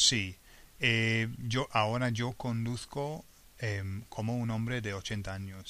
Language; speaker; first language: Spanish; non-native, fluent; English